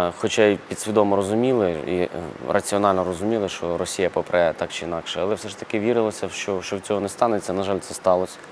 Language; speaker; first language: Ukrainian; non-native, local second language; Russian